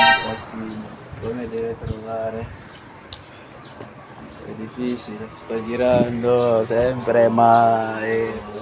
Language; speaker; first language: Italian; non-native, learner; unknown